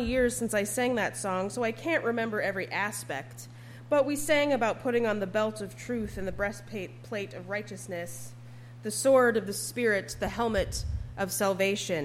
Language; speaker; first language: English; native; English